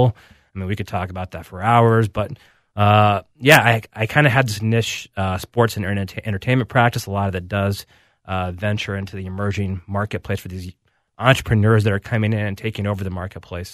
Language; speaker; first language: English; native; English